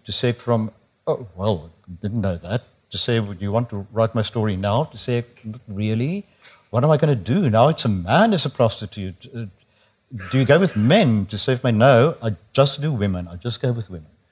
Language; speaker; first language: English; non-native, local second language; Afrikaans